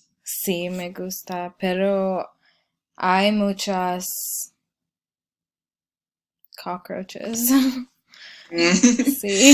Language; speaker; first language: Spanish; non-native, learner; English